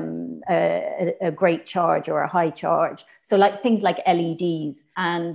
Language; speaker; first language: English; native; English